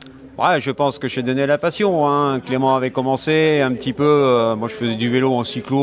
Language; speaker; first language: French; native; French